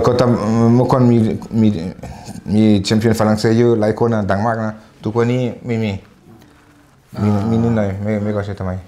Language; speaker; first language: Thai; non-native, fluent; French